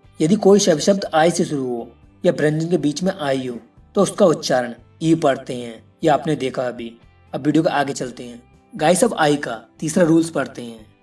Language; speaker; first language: Hindi; native; Hindi